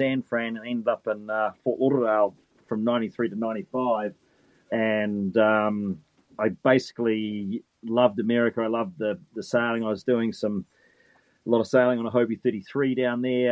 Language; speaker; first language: English; native; English